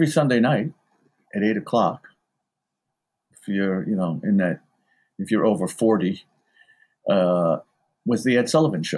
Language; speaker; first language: English; native; English